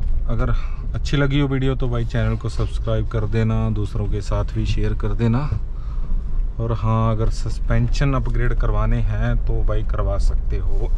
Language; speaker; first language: Hindi; non-native, local second language; Punjabi